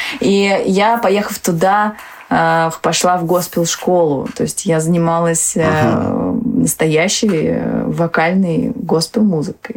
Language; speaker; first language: Russian; early bilingual, other home language; Tajik